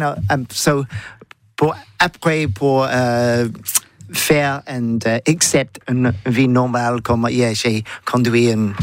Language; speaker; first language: French; non-native, learner; English